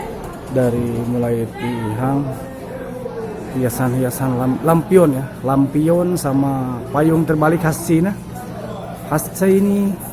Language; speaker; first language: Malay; non-native, local second language; Sundanese